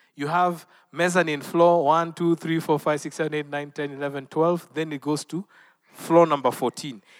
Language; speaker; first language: English; non-native, local second language; Luo (Kenya and Tanzania)